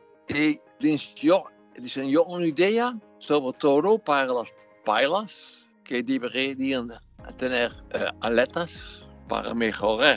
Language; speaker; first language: Spanish; non-native, fluent; Dutch